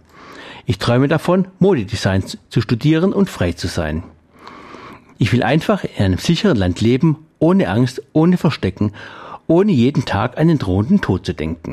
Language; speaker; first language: German; native; German